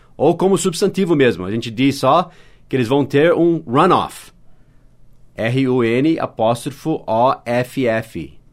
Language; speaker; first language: Portuguese; non-native, fluent; English